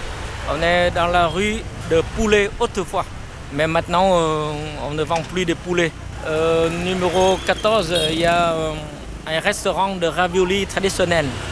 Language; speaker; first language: French; non-native, fluent; Vietnamese